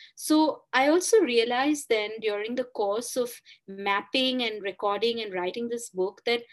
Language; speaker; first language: English; non-native, local second language; Bangla